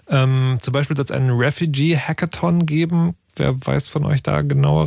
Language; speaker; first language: German; native; German